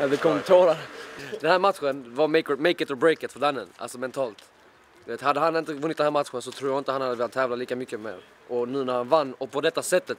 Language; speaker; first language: Swedish; native; Swedish